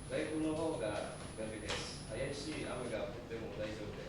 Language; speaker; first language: Japanese; non-native, learner; Indonesian